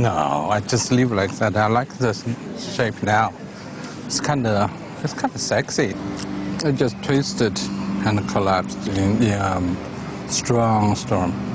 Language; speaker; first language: English; non-native, fluent; Chinese